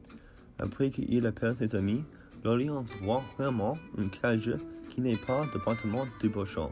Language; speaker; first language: French; non-native, learner; English